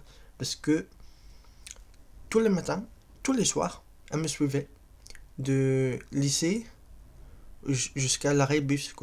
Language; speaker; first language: French; non-native, fluent; English